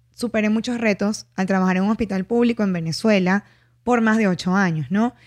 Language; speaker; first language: Spanish; native; Spanish